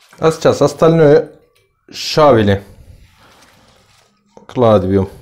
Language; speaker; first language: Russian; non-native, learner; Turkish